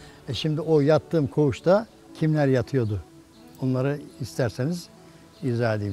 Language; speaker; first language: Turkish; native; Turkish